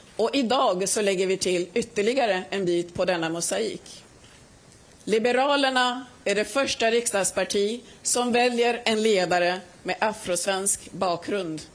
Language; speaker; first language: Swedish; early bilingual, other home language; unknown